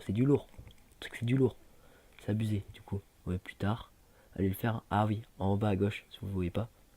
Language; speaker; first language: French; native; French